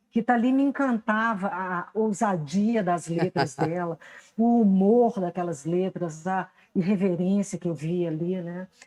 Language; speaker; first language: Portuguese; native; Portuguese